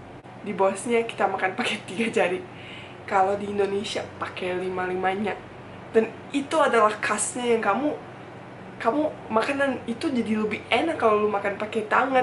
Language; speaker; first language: Indonesian; non-native, fluent; Bosnian